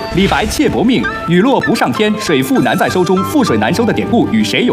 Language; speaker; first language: Chinese; native; Chinese